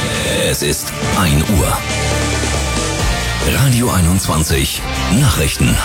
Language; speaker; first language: German; native; German